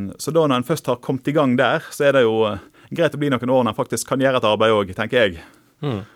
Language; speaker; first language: Norwegian; native; Norwegian